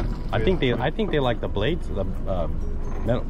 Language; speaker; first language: English; native; English